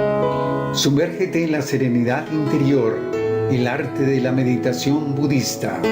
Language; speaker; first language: Spanish; native; Spanish